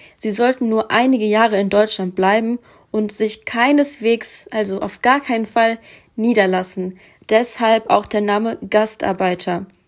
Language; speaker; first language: German; early bilingual, other home language; Russian